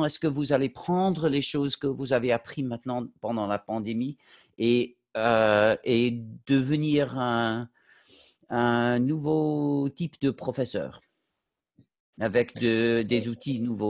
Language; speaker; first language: French; non-native, fluent; English